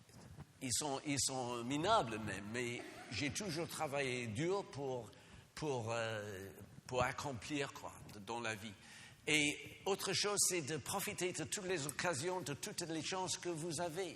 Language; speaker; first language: French; non-native, fluent; English